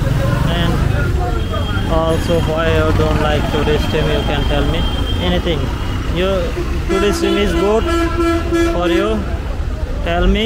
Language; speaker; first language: English; non-native, learner; Bangla